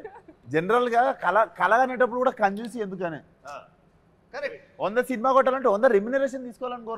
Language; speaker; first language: Telugu; native; Telugu